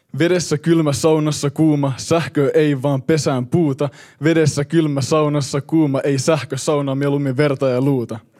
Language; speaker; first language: Finnish; early bilingual, heritage; Finnish